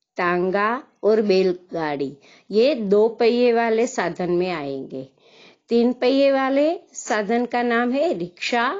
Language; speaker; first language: Hindi; non-native, local second language; Gujarati